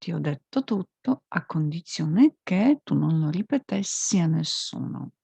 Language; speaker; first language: Italian; non-native, fluent; Polish